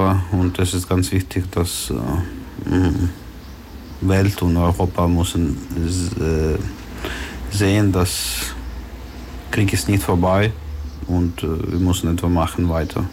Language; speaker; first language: German; non-native, learner; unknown